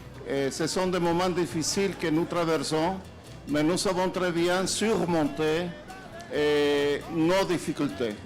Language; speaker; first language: French; non-native, fluent; Spanish